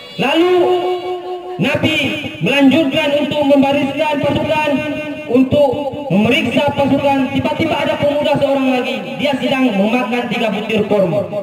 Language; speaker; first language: Indonesian; non-native, local second language; Achinese